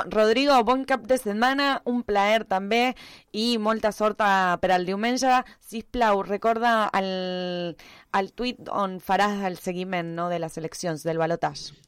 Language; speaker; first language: Catalan; early bilingual, heritage; Spanish